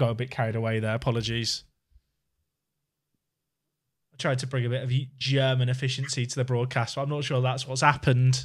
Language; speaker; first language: English; native; English